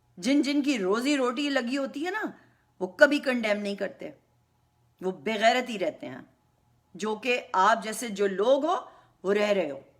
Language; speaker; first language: Urdu; native; Urdu